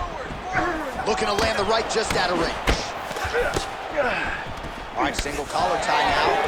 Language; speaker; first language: English; native; English